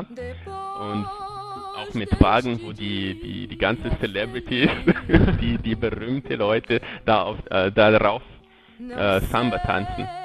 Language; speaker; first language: German; non-native, fluent; Portuguese